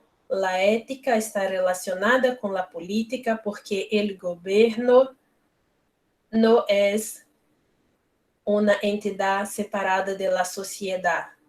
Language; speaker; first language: Spanish; non-native, learner; Portuguese